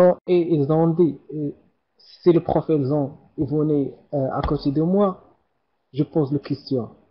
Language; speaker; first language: French; non-native, learner; Arabic